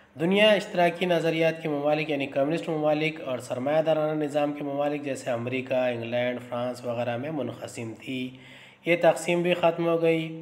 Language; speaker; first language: Urdu; native; Urdu